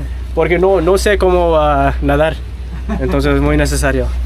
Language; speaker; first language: Spanish; non-native, learner; English